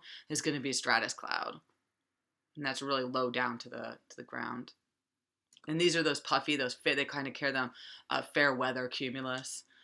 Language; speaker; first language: English; native; English